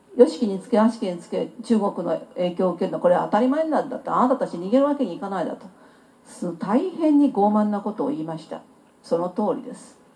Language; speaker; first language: Japanese; non-native, fluent; Chinese